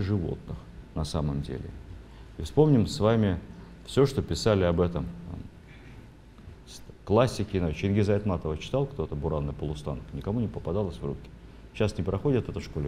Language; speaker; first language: Russian; native; Russian